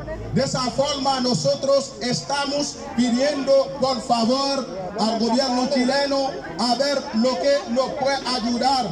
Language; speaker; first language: Spanish; non-native, fluent; Haitian Creole